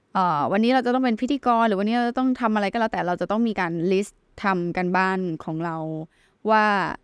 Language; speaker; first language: Thai; native; Thai